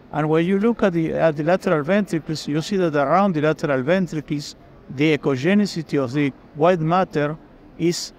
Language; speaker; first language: English; non-native, fluent; Spanish